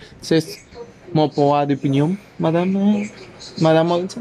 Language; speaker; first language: French; non-native, learner; Spanish